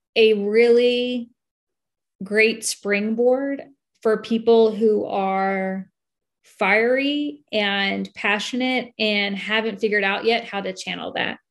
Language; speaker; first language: English; native; English